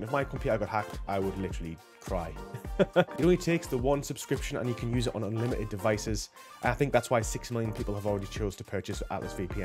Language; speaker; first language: English; native; English